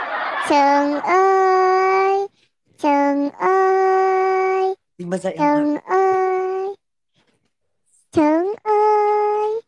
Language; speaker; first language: Vietnamese; non-native, learner; Indonesian